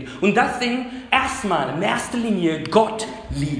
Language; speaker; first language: German; non-native, fluent; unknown